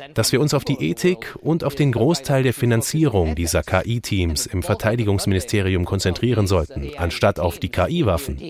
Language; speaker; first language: German; non-native, fluent; French